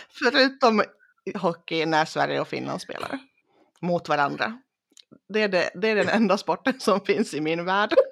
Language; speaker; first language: Swedish; early bilingual, other home language; Finnish